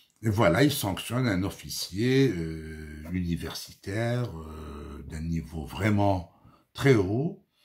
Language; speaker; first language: French; non-native, local second language; Arabic